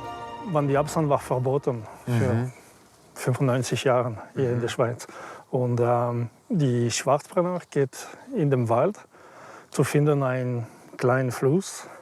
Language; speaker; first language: German; non-native, learner; French